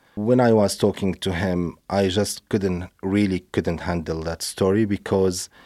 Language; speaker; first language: English; non-native, fluent; Arabic